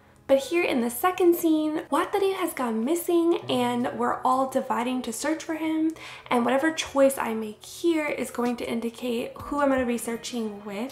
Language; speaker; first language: English; native; English